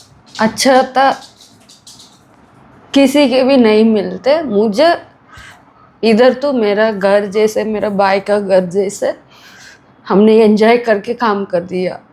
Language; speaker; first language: Hindi; non-native, local second language; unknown